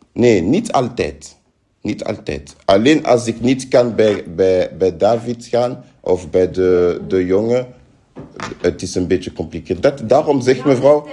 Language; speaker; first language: Dutch; non-native, fluent; French